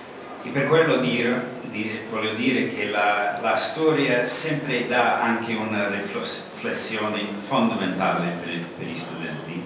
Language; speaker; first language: Italian; non-native, learner; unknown